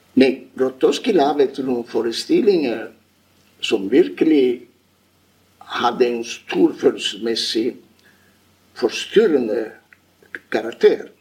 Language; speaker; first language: Norwegian; non-native, fluent; Italian